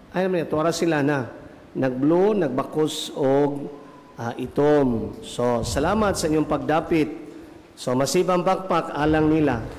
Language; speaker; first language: Cebuano; native; Cebuano